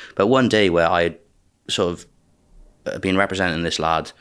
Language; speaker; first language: English; native; English